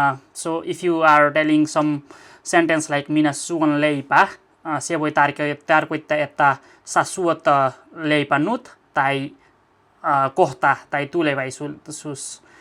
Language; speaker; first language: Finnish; non-native, learner; Nepali